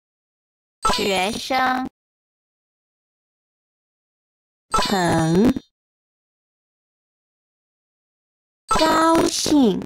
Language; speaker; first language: Chinese; non-native, learner; English